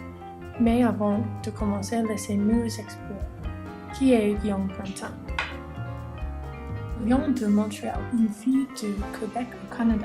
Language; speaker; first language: French; non-native, learner; English